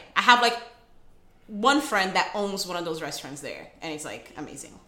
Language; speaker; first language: English; early bilingual, other home language; Portuguese